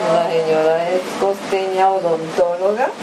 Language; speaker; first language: Spanish; early bilingual, other home language; Japanese